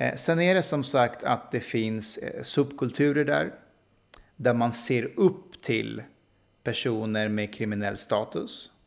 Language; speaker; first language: Swedish; early bilingual, other home language; Persian